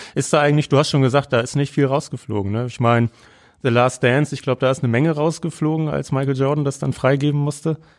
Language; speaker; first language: German; native; German